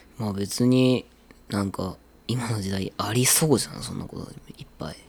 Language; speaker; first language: Japanese; native; Japanese